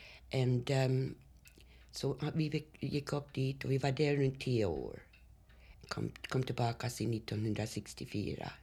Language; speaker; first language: Swedish; early bilingual, heritage; Swedish